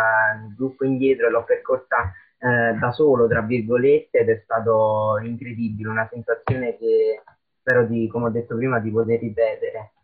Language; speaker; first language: Italian; native; Italian